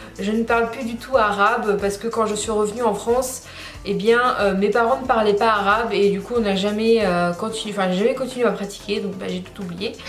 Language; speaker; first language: French; native; French